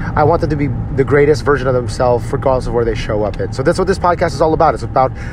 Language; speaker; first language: English; native; English